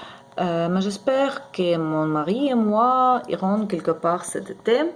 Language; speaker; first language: French; non-native, learner; Ukrainian